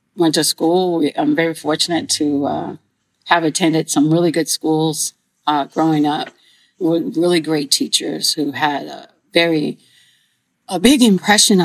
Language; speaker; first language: English; native; English